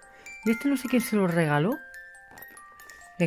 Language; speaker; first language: Spanish; native; Spanish